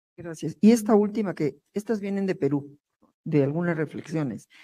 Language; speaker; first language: Spanish; native; Spanish